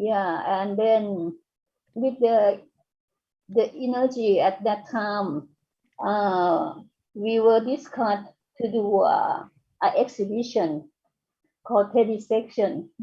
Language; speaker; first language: English; non-native, fluent; Thai